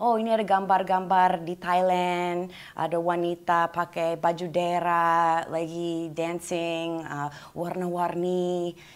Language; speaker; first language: Indonesian; non-native, fluent; English